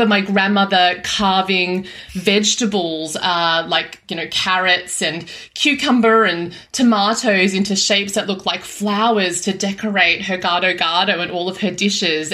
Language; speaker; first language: English; native; English